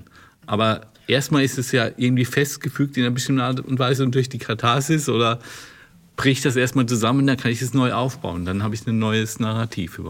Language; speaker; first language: German; native; German